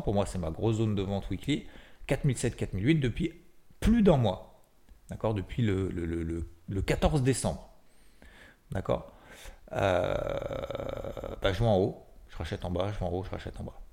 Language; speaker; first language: French; native; French